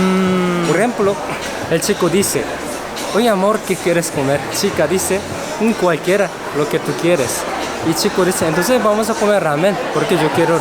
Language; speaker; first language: Spanish; non-native, fluent; Korean